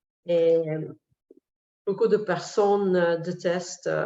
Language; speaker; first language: French; non-native, learner; Russian